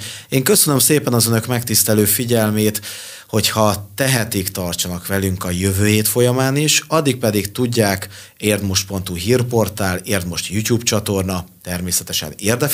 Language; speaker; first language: Hungarian; native; Hungarian